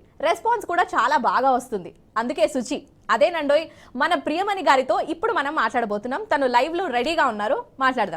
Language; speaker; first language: Telugu; native; Telugu